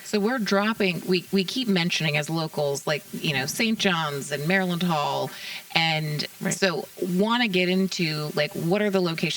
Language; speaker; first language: English; native; English